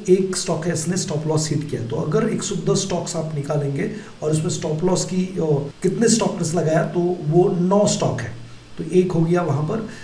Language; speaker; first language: Hindi; non-native, local second language; Marathi